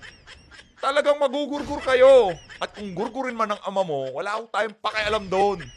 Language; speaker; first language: Filipino; native; Filipino